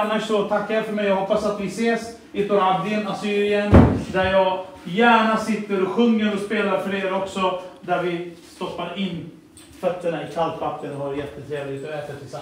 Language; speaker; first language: Swedish; early bilingual, other home language; Assyrian Neo-Aramaic